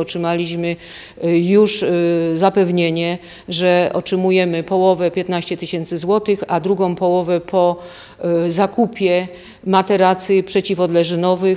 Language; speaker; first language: Polish; native; Polish